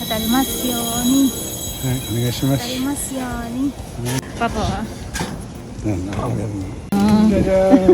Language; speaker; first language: Japanese; non-native, learner; Filipino